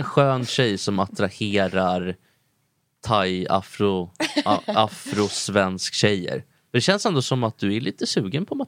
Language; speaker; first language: Swedish; native; Swedish